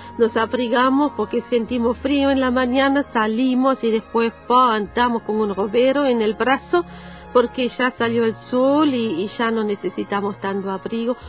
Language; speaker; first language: Spanish; non-native, fluent; German